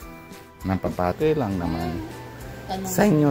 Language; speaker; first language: Filipino; non-native, fluent; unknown